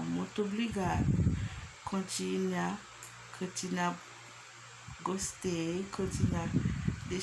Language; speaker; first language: Portuguese; non-native, learner; Haitian Creole